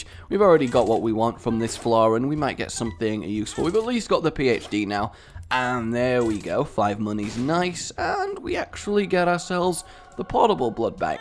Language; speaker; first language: English; native; English